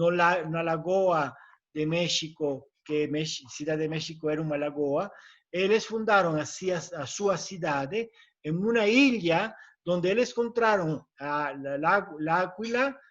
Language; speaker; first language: Portuguese; non-native, learner; Spanish